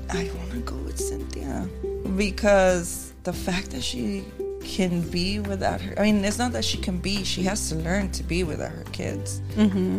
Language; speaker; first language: English; native; English